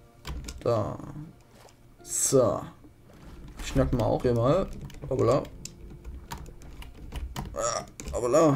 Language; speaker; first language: German; native; German